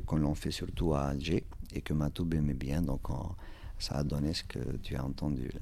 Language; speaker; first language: French; non-native, local second language; Kabyle